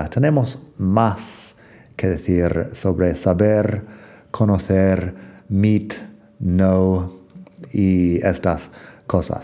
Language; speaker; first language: Spanish; non-native, fluent; English